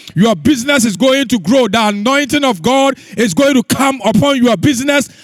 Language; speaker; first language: English; non-native, local second language; Akan